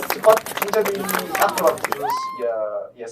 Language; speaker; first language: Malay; non-native, fluent; Korean